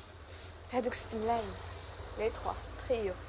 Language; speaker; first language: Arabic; native; Arabic